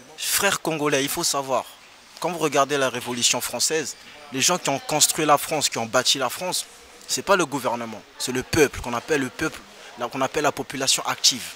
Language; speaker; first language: French; early bilingual, other home language; Lingala